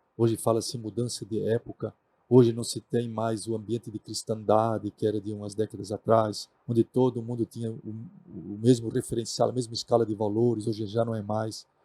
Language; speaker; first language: Portuguese; non-native, local second language; German